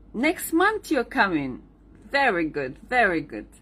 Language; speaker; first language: English; non-native, learner; Bulgarian